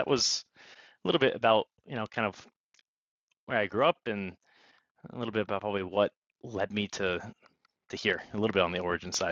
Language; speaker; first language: English; native; English